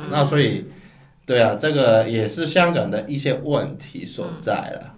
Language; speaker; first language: Chinese; non-native, local second language; Cantonese